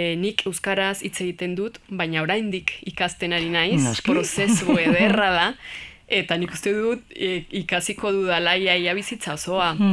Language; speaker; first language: Basque; non-native, learner; Spanish